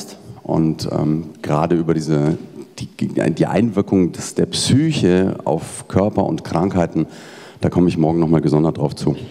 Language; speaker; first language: German; native; German